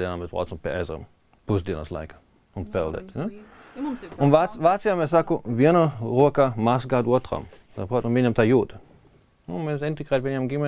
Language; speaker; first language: Latvian; non-native, learner; German